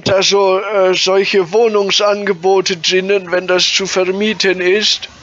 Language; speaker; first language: German; native; German